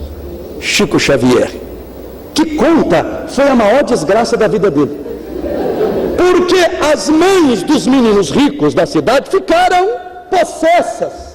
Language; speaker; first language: Portuguese; native; Portuguese